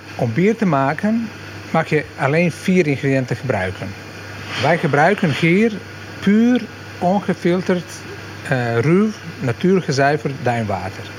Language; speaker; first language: Dutch; non-native, fluent; Croatian